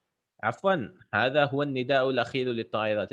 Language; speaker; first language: Arabic; non-native, fluent; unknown